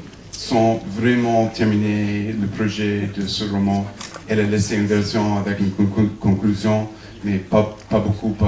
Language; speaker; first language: French; non-native, fluent; English